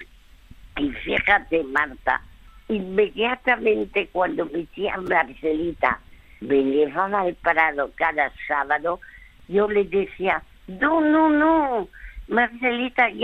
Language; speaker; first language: Spanish; early bilingual, other home language; French